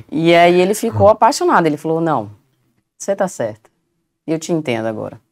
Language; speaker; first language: Portuguese; native; Portuguese